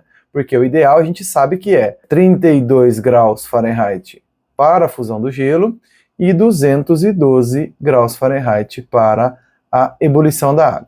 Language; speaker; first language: Portuguese; native; Portuguese